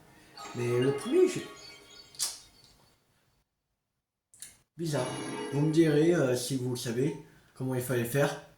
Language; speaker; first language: French; native; French